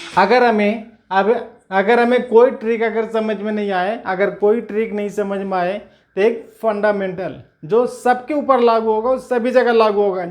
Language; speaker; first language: Hindi; native; Hindi